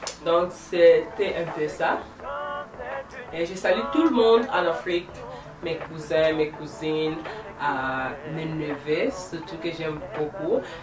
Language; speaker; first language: French; non-native, local second language; Lingala